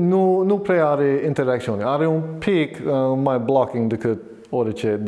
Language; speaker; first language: Romanian; non-native, learner; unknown